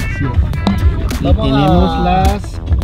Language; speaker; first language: Spanish; native; Spanish